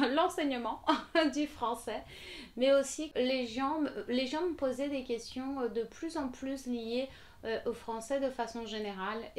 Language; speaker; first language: French; non-native, fluent; Portuguese